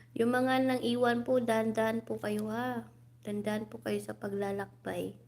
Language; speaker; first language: Filipino; non-native, local second language; Waray